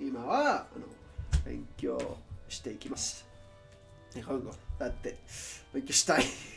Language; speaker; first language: Japanese; non-native, learner; English